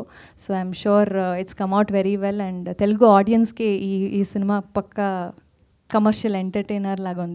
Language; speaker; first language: Telugu; non-native, fluent; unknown